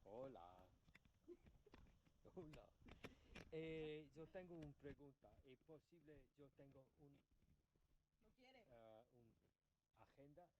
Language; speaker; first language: Spanish; non-native, learner; English